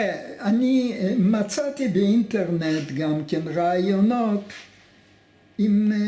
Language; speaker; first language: Hebrew; non-native, fluent; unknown